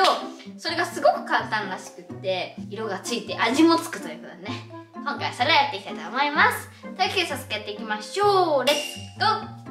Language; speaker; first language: Japanese; native; Japanese